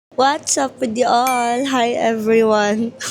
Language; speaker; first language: English; non-native, local second language; Filipino